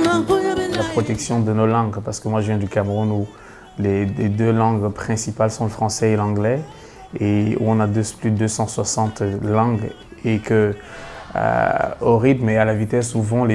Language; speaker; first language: French; non-native, local second language; Basaa